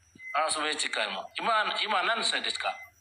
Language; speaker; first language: Japanese; non-native, learner; Indonesian